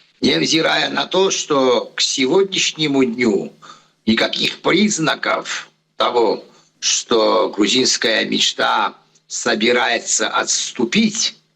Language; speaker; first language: Russian; non-native, fluent; Georgian